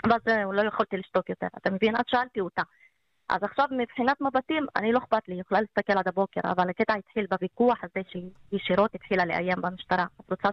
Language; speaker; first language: Hebrew; non-native, local second language; Arabic